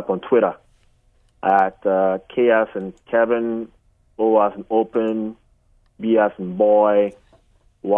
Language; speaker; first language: English; non-native, local second language; Akan